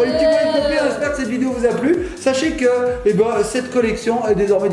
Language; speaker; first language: French; native; French